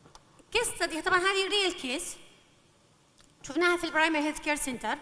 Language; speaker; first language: Arabic; native; Arabic